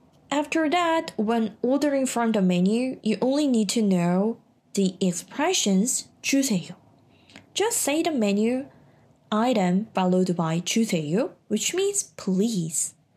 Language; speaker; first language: English; non-native, fluent; Korean